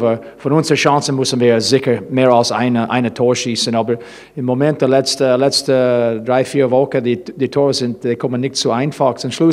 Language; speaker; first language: German; non-native, learner; English